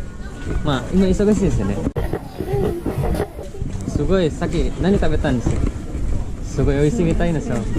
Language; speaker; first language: Japanese; non-native, learner; Sundanese